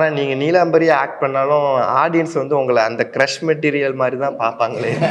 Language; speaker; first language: Tamil; native; Tamil